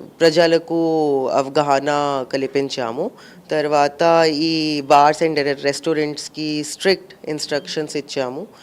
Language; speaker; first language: Telugu; non-native, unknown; Hindi